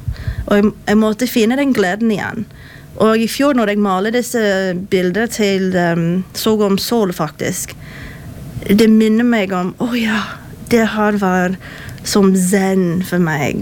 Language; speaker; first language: Norwegian; non-native, fluent; English